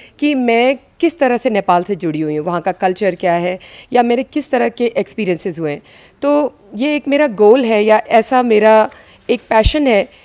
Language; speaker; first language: Hindi; native; Hindi